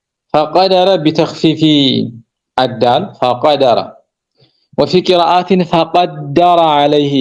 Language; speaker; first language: Arabic; non-native, fluent; Amharic